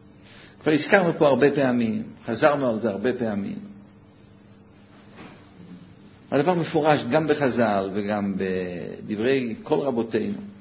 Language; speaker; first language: Hebrew; native; Hebrew